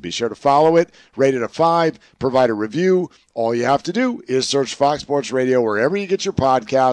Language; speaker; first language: English; native; English